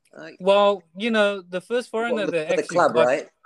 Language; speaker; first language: English; non-native, fluent; Chinese